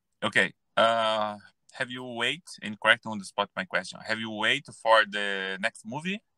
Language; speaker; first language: English; non-native, learner; Portuguese